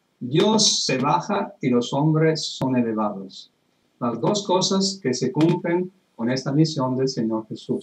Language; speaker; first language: Spanish; non-native, fluent; Italian